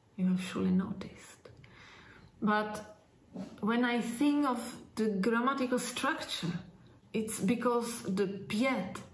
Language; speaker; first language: English; non-native, fluent; Czech